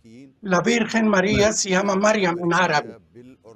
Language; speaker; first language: Spanish; non-native, fluent; Arabic